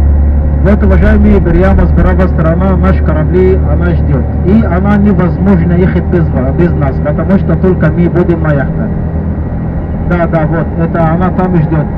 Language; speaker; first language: Russian; non-native, learner; Arabic